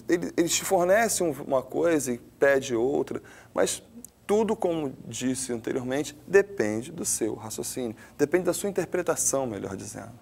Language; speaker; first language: Portuguese; native; Portuguese